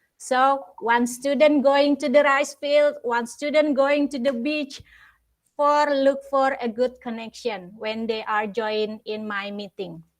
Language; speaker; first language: English; non-native, learner; Indonesian